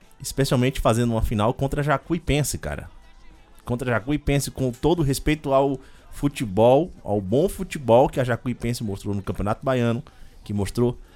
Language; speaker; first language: Portuguese; native; Portuguese